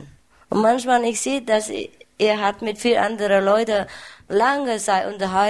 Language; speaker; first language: German; non-native, fluent; Vietnamese